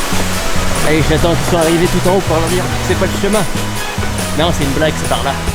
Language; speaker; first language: French; native; French